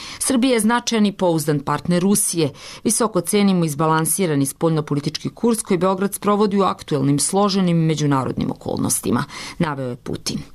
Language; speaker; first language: Serbian; native; Serbian